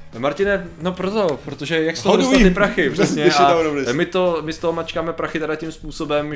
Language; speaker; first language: Czech; native; Czech